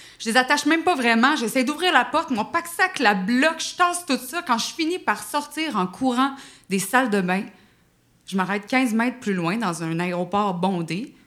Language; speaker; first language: French; native; French